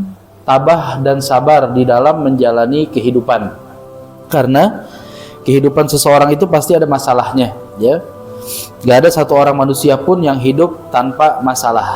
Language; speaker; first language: Indonesian; native; Indonesian